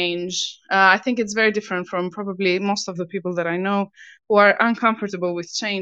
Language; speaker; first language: English; non-native, fluent; Albanian